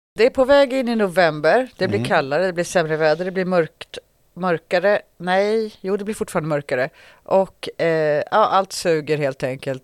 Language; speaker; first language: Swedish; native; Swedish